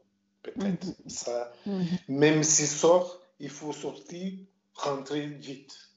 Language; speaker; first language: French; non-native, local second language; Portuguese